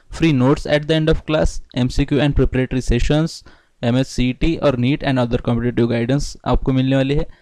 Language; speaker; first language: Hindi; non-native, local second language; Marathi